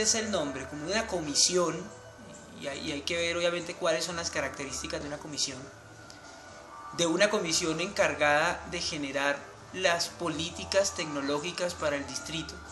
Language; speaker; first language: Spanish; native; Spanish